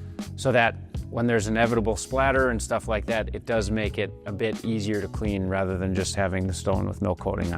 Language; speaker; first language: English; native; English